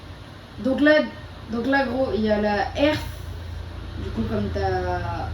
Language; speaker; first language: French; native; French